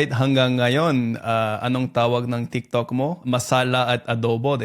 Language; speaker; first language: Filipino; non-native, fluent; English